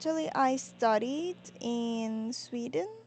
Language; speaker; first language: English; non-native, learner; Korean